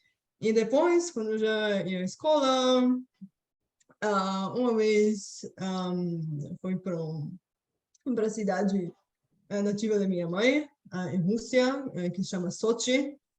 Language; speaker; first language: Portuguese; non-native, fluent; Bulgarian